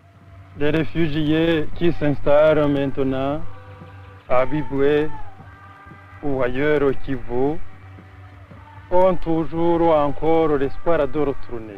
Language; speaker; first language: French; non-native, fluent; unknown